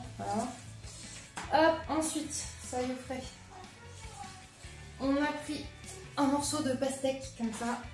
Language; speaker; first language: French; native; French